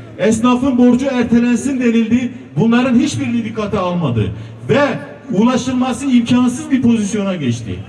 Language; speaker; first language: Turkish; non-native, local second language; Kurdish